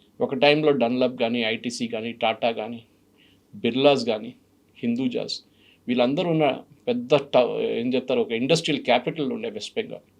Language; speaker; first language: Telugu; non-native, fluent; Malayalam